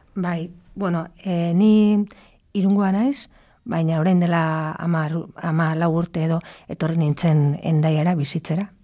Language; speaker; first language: Basque; non-native, local second language; Spanish